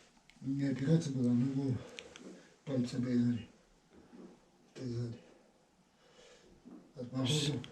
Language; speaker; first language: Russian; native; Russian